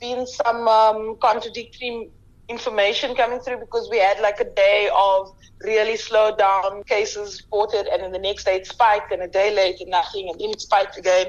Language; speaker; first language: English; native; English